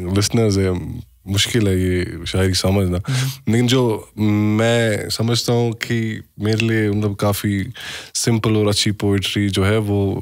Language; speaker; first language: Hindi; non-native, local second language; Kashmiri